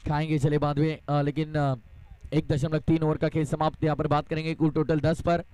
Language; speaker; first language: Hindi; non-native, local second language; Marathi